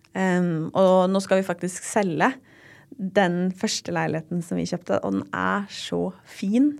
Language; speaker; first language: Norwegian; native; Norwegian